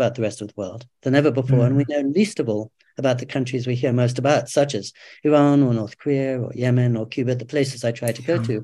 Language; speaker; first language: English; native; English